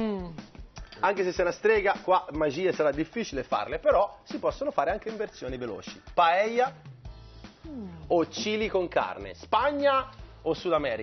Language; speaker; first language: Italian; native; Italian